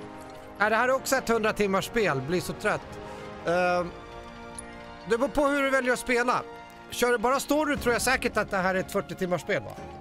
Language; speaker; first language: Swedish; native; Swedish